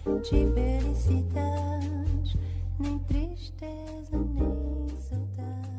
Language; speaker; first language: Portuguese; non-native, fluent; Chinese